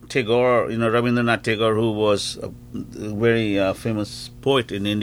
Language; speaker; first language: English; non-native, local second language; Bangla